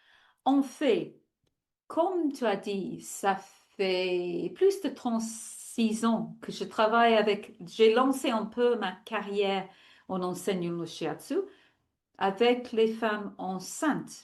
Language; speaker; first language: French; non-native, fluent; English